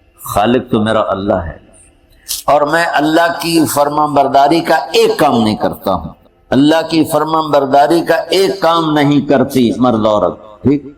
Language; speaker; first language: Urdu; non-native, local second language; Punjabi